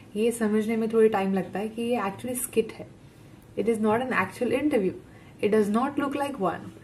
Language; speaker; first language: Hindi; non-native, local second language; Gujarati